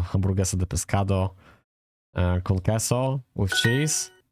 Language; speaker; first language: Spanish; non-native, learner; Polish